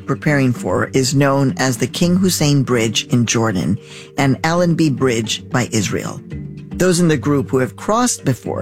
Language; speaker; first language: English; native; English